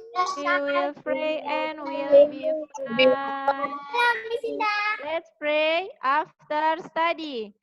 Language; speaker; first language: English; non-native, learner; Indonesian